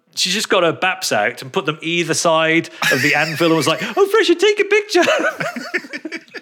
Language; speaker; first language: English; native; English